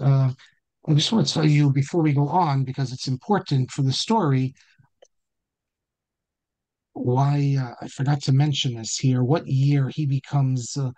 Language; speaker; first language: English; native; English